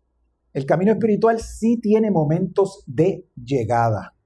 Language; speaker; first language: Spanish; native; Spanish